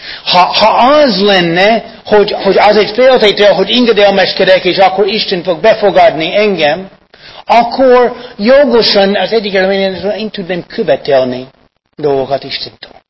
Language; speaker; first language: Hungarian; non-native, fluent; English